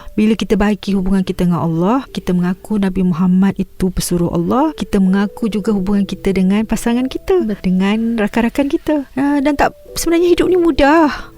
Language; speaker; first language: Malay; native; Malay